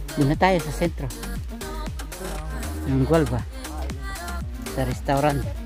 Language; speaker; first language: Spanish; non-native, learner; Filipino